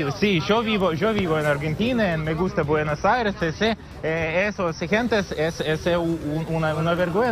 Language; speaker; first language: Spanish; non-native, learner; Russian